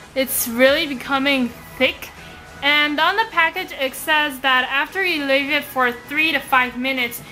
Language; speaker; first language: English; non-native, fluent; Chinese